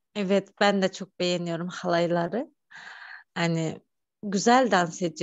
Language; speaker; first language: Turkish; non-native, fluent; Kyrgyz